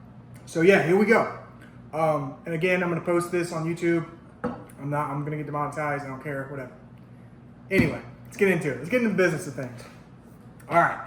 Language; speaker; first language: English; native; English